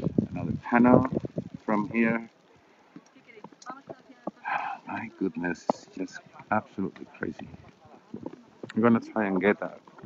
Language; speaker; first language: English; non-native, fluent; Spanish